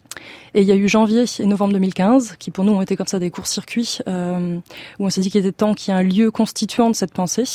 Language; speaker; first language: French; native; French